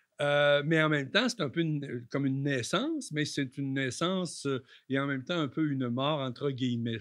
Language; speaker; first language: French; native; French